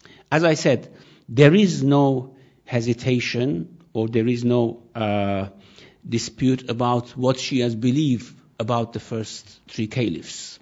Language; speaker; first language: English; non-native, fluent; Persian